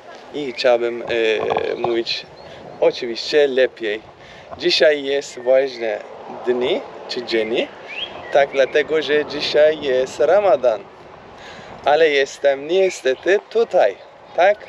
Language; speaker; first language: Polish; non-native, learner; Turkish